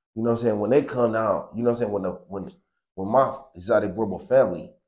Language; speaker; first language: English; native; English